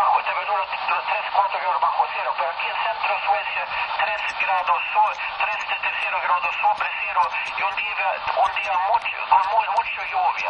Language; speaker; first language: Spanish; non-native, learner; Swedish